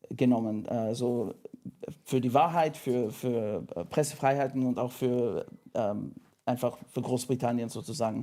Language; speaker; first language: German; non-native, fluent; English